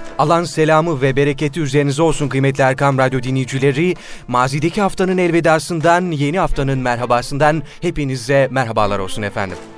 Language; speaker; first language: Turkish; native; Turkish